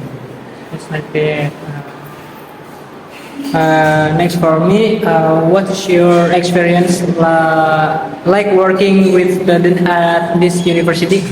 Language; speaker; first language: English; non-native, learner; Indonesian